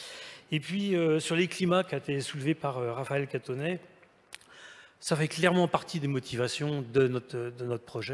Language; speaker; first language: French; native; French